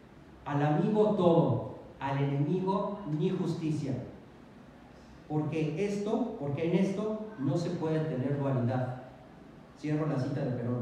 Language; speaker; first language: Spanish; native; Spanish